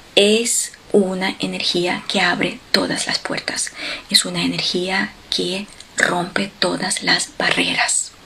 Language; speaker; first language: Spanish; non-native, fluent; Ukrainian